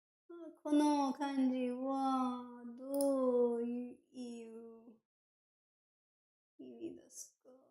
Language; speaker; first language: Japanese; non-native, learner; English